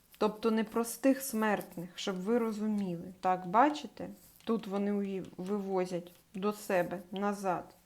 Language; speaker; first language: Ukrainian; non-native, local second language; Russian